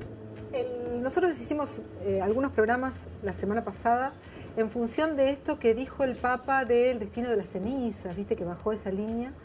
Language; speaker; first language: Spanish; native; Spanish